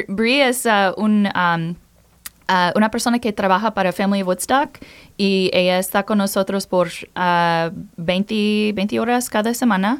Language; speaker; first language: Spanish; non-native, learner; English